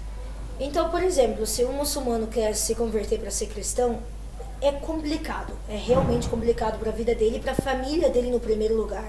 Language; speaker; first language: Portuguese; non-native, fluent; Arabic